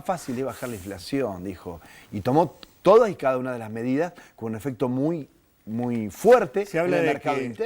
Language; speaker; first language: Spanish; native; Spanish